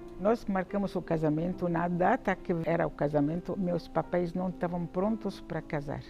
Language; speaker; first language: Portuguese; non-native, fluent; French